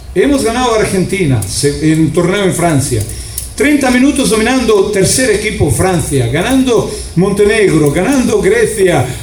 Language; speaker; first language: Spanish; non-native, fluent; Croatian